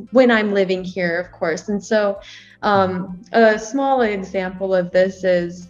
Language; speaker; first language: English; native; English